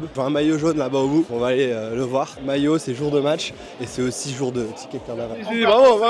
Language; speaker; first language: French; native; French